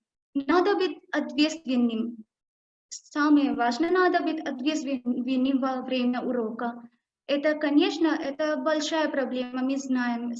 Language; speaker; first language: Russian; non-native, learner; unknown